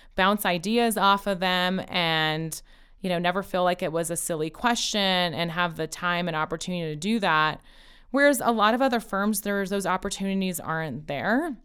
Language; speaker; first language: English; early bilingual, other home language; Persian